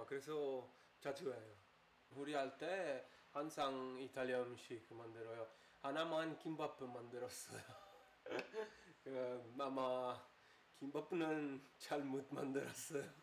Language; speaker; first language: Korean; non-native, learner; Italian